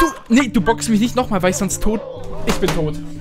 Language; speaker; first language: German; native; German